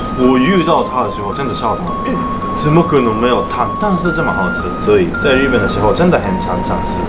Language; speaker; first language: Chinese; non-native, fluent; Japanese